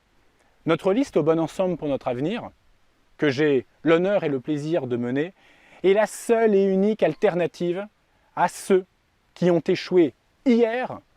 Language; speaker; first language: French; native; French